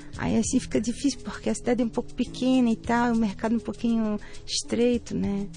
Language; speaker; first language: Portuguese; native; Portuguese